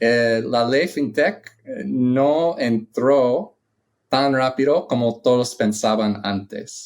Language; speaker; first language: Spanish; non-native, fluent; English